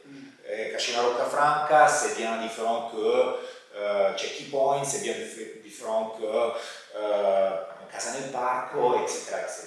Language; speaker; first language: French; non-native, fluent; Italian